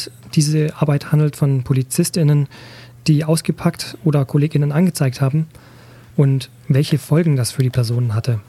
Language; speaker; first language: German; native; German